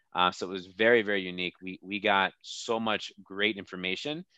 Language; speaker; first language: English; native; English